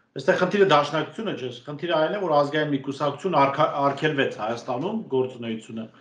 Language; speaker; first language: Armenian; native; Armenian